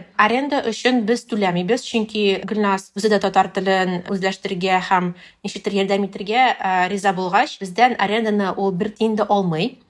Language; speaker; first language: Tatar; non-native, local second language; Russian